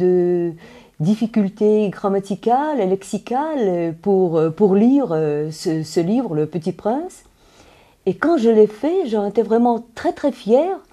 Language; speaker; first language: French; non-native, fluent; Russian